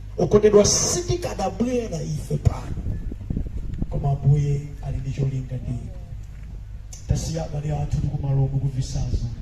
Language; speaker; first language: Nyanja; native; Nyanja